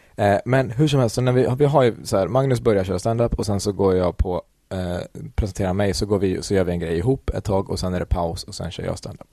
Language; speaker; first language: Swedish; early bilingual, other home language; Kurdish